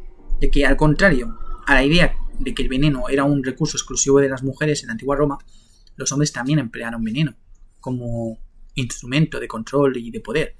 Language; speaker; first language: Spanish; native; Spanish